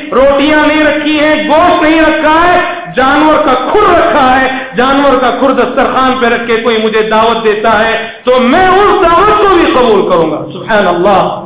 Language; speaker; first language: Urdu; native; Urdu